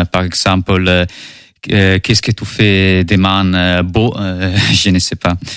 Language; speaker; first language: French; non-native, learner; Italian